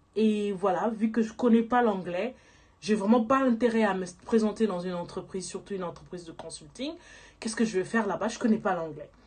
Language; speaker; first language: French; non-native, local second language; Lingala